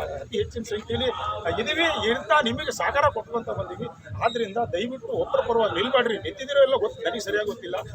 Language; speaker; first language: Kannada; non-native, local second language; Lambadi